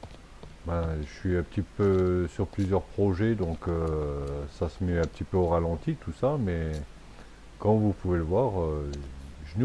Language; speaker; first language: French; native; French